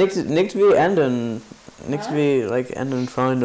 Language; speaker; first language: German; non-native, learner; English